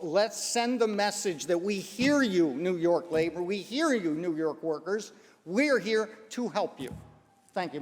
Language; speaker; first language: English; native; English